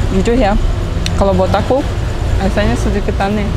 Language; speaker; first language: Indonesian; non-native, fluent; Russian